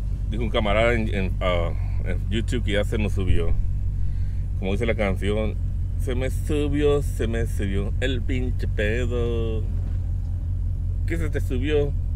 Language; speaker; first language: Spanish; native; Spanish